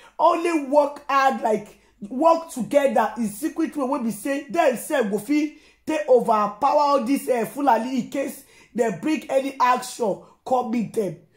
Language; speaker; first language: Nigerian Pidgin; non-native, local second language; Yoruba